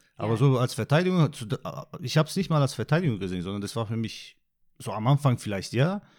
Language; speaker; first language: German; non-native, fluent; Turkish